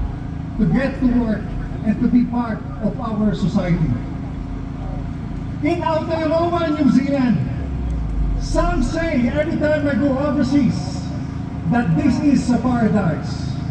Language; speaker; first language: English; non-native, local second language; Filipino